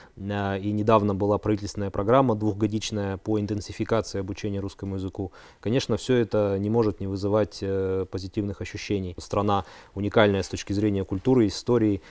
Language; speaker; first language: Russian; native; Russian